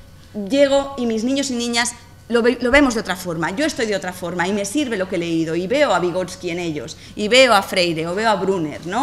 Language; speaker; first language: Spanish; native; Spanish